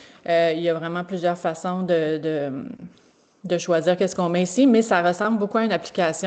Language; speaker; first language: French; native; French